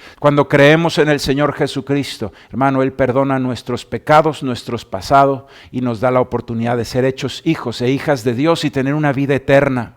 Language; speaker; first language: Spanish; native; Spanish